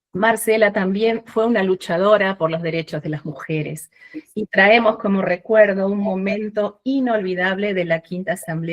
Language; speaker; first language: Spanish; native; Spanish